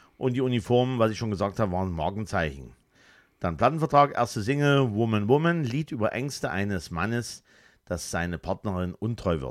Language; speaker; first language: German; native; German